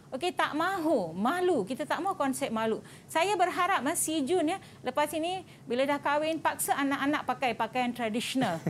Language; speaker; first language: Malay; non-native, local second language; Tamil